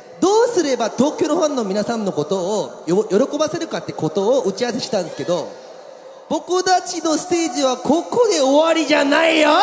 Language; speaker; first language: Japanese; native; Japanese